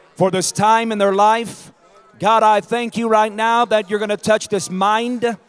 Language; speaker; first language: English; native; English